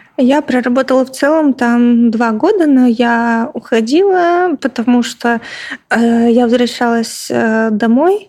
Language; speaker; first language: Russian; native; Russian